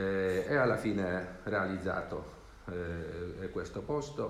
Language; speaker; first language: Italian; non-native, learner; Swedish